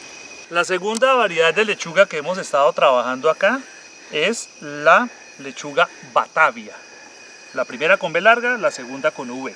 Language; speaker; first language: Spanish; native; Spanish